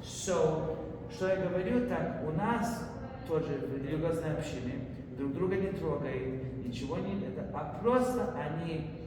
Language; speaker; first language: Russian; early bilingual, heritage; Russian